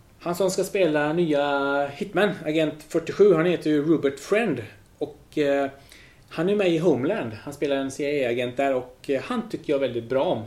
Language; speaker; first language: Swedish; early bilingual, other home language; Spanish